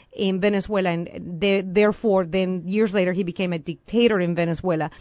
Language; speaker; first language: English; non-native, fluent; Spanish